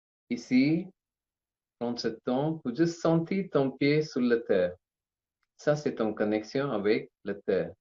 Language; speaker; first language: French; non-native, learner; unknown